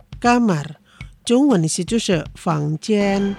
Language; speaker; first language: Chinese; non-native, fluent; Indonesian